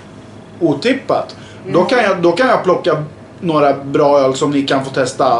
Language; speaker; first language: Swedish; native; Swedish